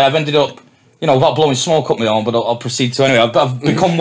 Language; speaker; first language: English; native; English